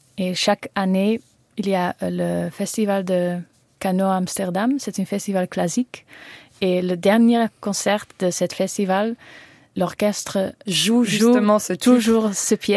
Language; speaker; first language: French; non-native, learner; Dutch